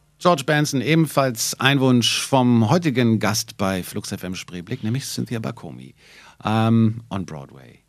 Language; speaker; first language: German; native; German